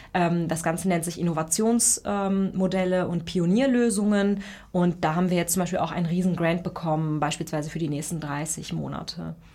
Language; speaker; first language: German; early bilingual, other home language; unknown